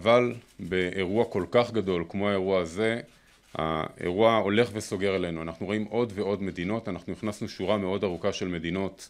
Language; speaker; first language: Hebrew; native; Hebrew